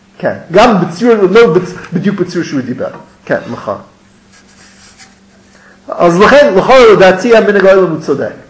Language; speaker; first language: Hebrew; non-native, fluent; English